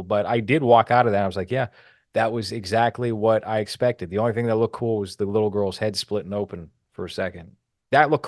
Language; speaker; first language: English; native; English